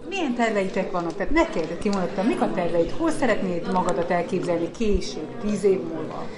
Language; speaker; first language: Hungarian; native; Hungarian